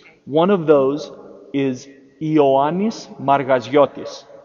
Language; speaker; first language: English; native; English